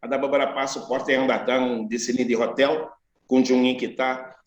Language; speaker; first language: Malay; non-native, fluent; Portuguese